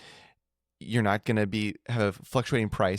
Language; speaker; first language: English; native; English